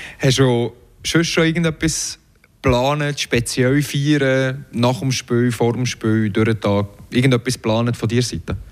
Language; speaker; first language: German; native; German